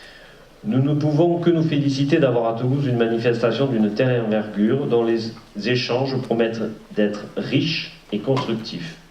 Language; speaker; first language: French; native; French